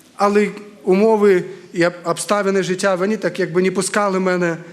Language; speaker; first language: Ukrainian; non-native, fluent; Lithuanian